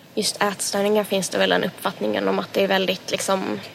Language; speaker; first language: Swedish; native; Swedish